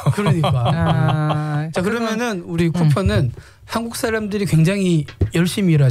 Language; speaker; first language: Korean; native; Korean